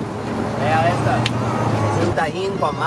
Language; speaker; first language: Spanish; non-native, learner; English